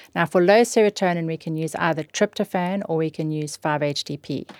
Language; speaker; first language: English; native; English